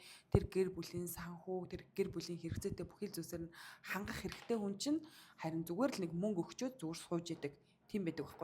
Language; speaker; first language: Mongolian; native; Mongolian